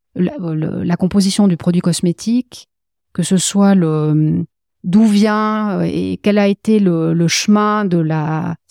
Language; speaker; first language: French; native; French